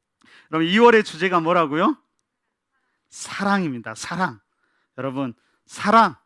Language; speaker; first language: Korean; native; Korean